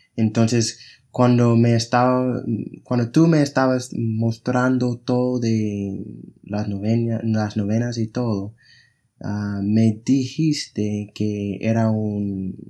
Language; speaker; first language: Spanish; non-native, fluent; English